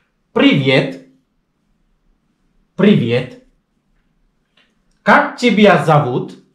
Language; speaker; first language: Russian; non-native, fluent; Indonesian